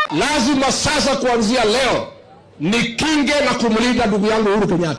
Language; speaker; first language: Swahili; non-native, local second language; Kikuyu